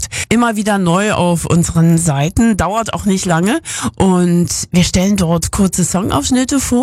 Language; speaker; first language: German; native; German